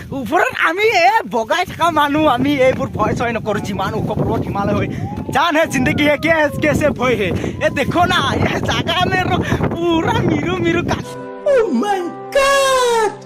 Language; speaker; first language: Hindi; non-native, local second language; Assamese